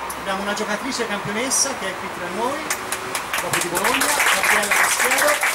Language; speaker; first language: Italian; native; Italian